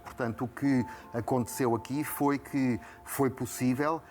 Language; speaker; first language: Portuguese; native; Portuguese